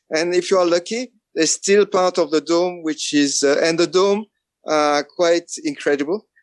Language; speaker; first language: English; non-native, fluent; French